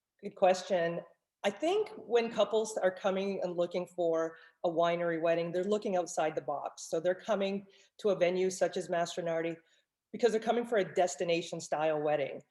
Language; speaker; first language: English; native; English